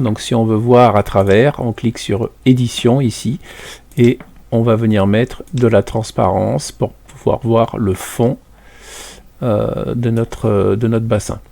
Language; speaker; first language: French; native; French